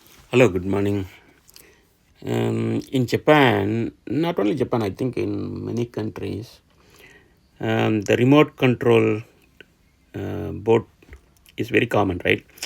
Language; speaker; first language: English; non-native, local second language; Tamil